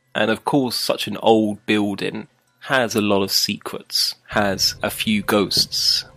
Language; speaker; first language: English; native; English